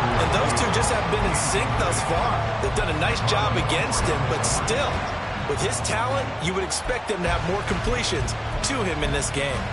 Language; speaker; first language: English; native; English